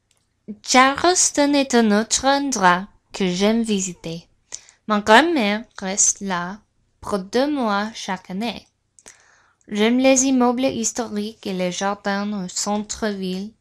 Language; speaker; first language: French; non-native, learner; English